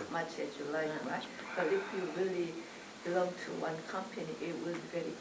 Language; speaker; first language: English; non-native, learner; Korean